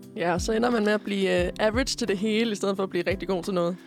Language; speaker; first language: Danish; native; Danish